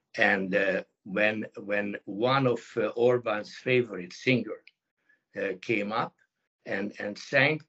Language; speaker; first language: English; non-native, fluent; Hungarian